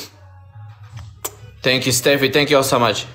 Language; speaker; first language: English; non-native, learner; Russian